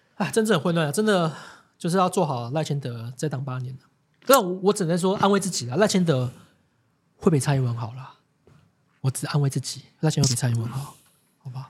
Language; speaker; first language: Chinese; native; Chinese